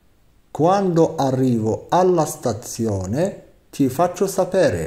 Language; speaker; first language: Italian; non-native, fluent; Arabic